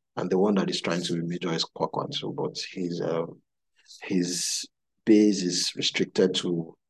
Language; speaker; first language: English; non-native, local second language; Yoruba